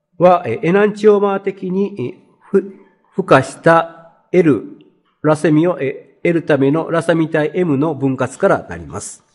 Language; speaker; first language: Japanese; native; Japanese